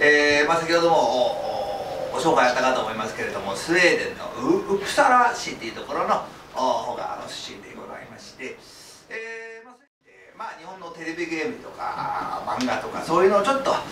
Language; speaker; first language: Japanese; non-native, fluent; Swedish